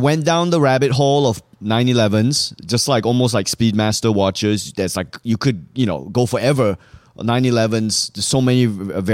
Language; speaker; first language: English; native; English